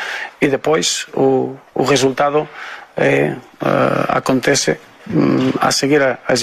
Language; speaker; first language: Portuguese; non-native, fluent; Spanish